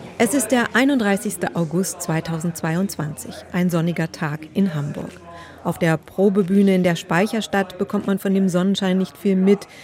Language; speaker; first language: German; native; German